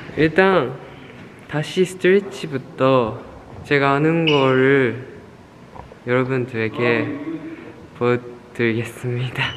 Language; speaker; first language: Korean; non-native, fluent; Japanese